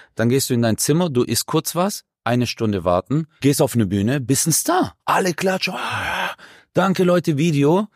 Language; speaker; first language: German; early bilingual, other home language; Turkish